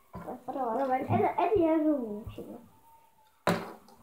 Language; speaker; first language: Russian; early bilingual, heritage; Russian